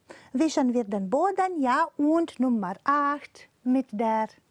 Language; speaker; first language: German; non-native, fluent; Romanian